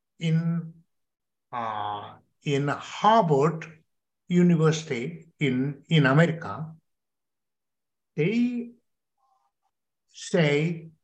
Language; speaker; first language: English; non-native, learner; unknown